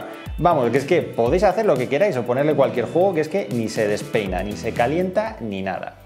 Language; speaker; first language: Spanish; native; Spanish